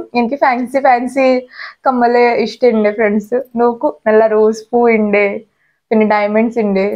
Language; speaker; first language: Malayalam; non-native, local second language; Hindi